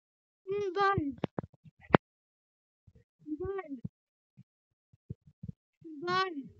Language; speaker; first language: French; non-native, local second language; Morisyen